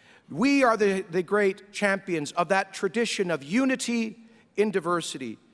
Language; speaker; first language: English; native; English